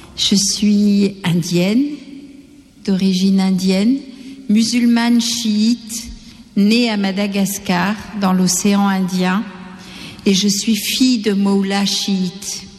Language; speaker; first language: French; non-native, local second language; Gujarati